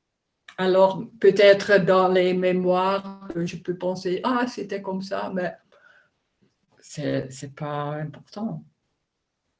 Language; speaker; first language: French; non-native, learner; Dutch